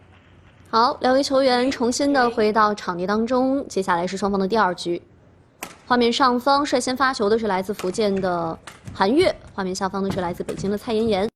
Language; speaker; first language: Chinese; native; Chinese